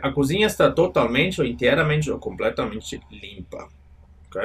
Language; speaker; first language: Portuguese; non-native, fluent; German